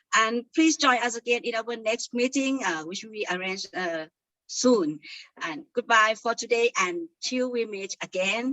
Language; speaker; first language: English; non-native, fluent; Thai